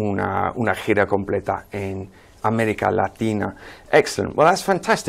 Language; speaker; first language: Spanish; non-native, fluent; English